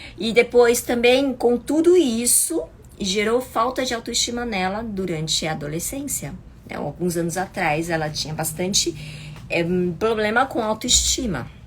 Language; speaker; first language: Portuguese; early bilingual, other home language; Chinese